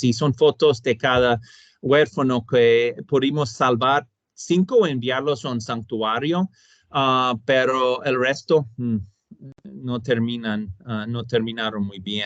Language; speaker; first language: Spanish; non-native, fluent; English